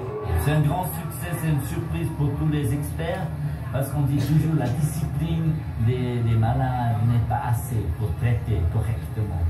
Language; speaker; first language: French; non-native, local second language; German